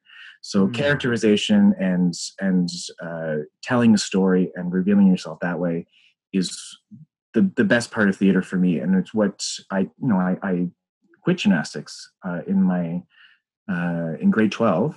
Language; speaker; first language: English; native; English